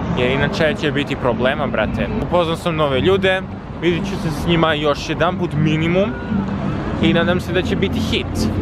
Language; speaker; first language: Serbian; early bilingual, heritage; Serbian